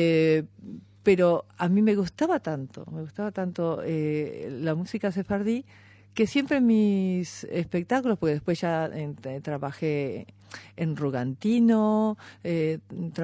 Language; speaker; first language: Spanish; native; Spanish